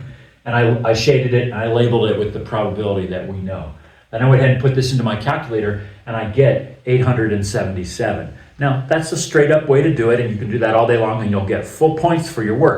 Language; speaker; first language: English; native; English